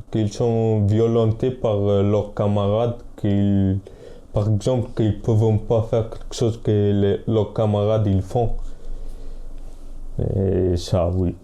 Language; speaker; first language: French; non-native, fluent; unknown